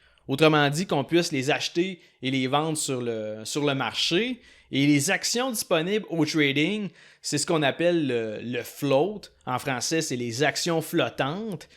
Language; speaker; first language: French; native; French